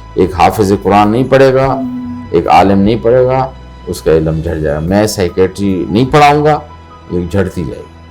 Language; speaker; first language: Urdu; non-native, local second language; Pashto